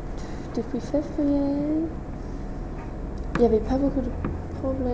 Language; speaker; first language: French; non-native, fluent; English